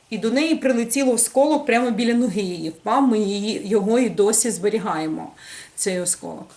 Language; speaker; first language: Ukrainian; native; Ukrainian